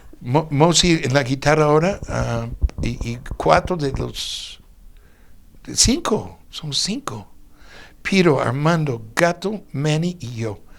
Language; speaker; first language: Spanish; non-native, fluent; English